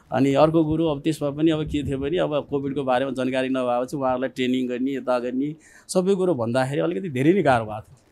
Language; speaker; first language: Nepali; non-native, local second language; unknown